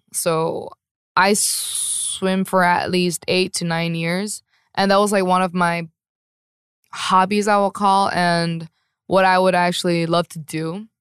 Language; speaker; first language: English; non-native, fluent; Korean